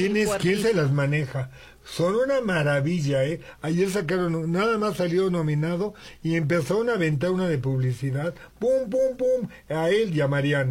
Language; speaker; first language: Spanish; native; Spanish